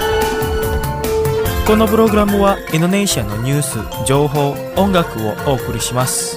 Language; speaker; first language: Japanese; non-native, fluent; Indonesian